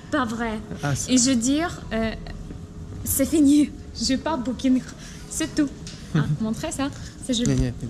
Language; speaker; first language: French; non-native, learner; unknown